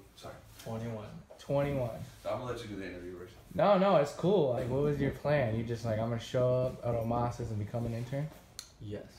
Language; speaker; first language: English; native; English